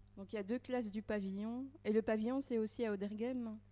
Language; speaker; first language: French; native; French